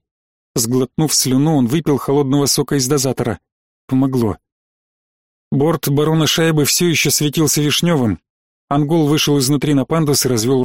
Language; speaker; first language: Russian; native; Russian